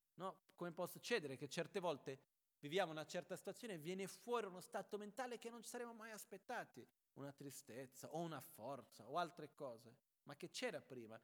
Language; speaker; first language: Italian; non-native, fluent; Portuguese